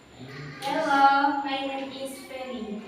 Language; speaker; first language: English; non-native, learner; Indonesian